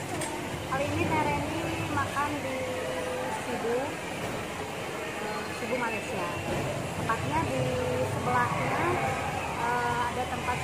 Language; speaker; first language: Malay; non-native, local second language; Sundanese